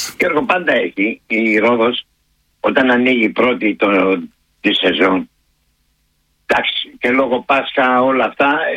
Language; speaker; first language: Greek; native; Greek